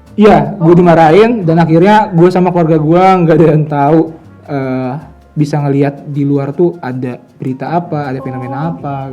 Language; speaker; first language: Indonesian; native; Indonesian